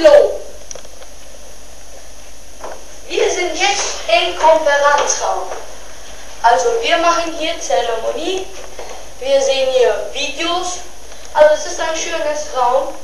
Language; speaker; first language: German; non-native, learner; Turkish